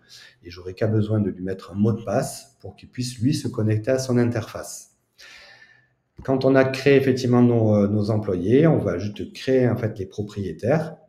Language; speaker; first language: French; native; French